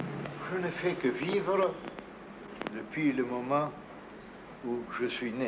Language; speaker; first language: French; non-native, fluent; Spanish